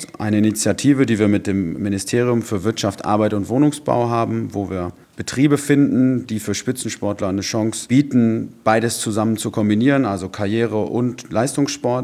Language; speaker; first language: German; native; German